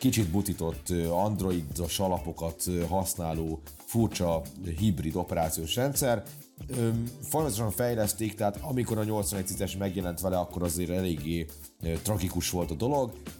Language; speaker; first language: Hungarian; native; Hungarian